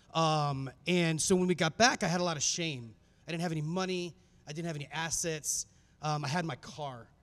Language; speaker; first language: English; native; English